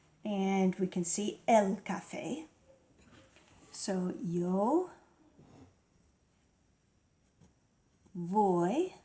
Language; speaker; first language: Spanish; non-native, fluent; English